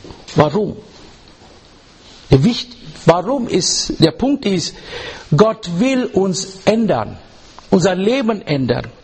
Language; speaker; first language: German; non-native, fluent; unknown